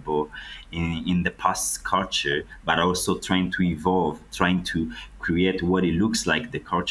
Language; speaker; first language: English; non-native, local second language; Kinyarwanda